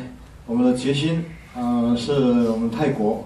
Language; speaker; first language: Chinese; native; Chinese